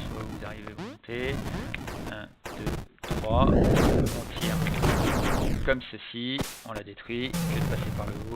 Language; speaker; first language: French; native; French